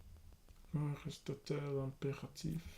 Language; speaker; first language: French; non-native, learner; English